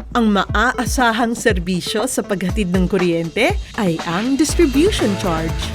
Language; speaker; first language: Filipino; native; Filipino